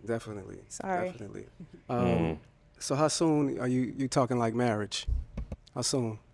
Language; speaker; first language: English; native; English